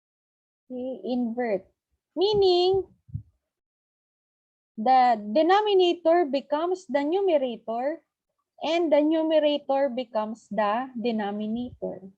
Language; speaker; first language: English; non-native, local second language; Filipino